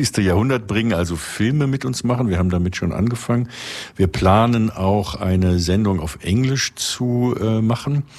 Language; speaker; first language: German; native; German